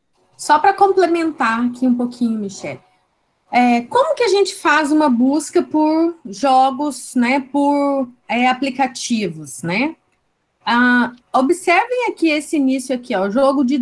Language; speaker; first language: Portuguese; native; Portuguese